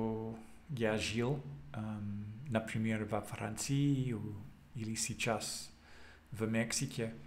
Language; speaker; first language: Russian; non-native, learner; English